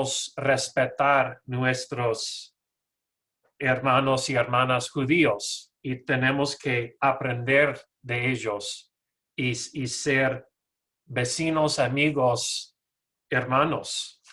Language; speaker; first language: Spanish; non-native, learner; English